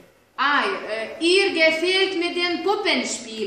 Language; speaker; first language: German; non-native, fluent; Lithuanian